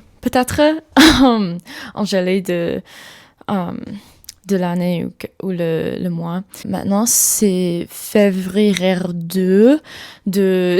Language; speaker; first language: French; non-native, learner; English